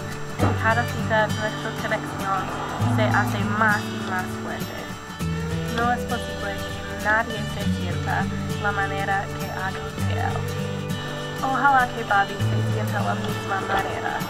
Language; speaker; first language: Spanish; non-native, learner; English